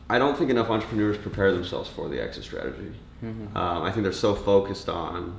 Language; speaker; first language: English; native; English